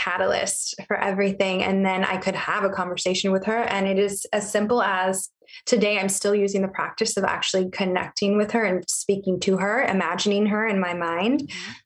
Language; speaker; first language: English; native; English